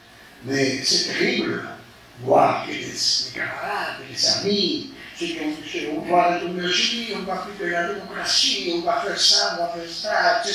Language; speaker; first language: French; non-native, fluent; Spanish